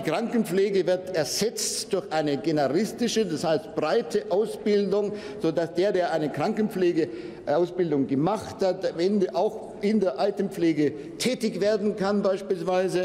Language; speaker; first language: German; native; German